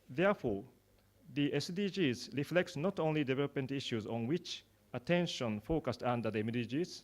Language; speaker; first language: English; non-native, fluent; Japanese